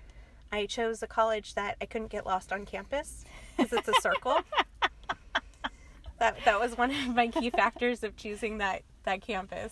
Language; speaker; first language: English; native; English